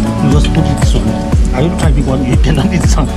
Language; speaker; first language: English; non-native, learner; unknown